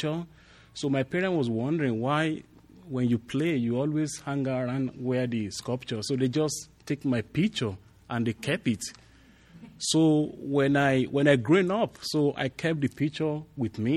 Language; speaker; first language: English; non-native, local second language; Yoruba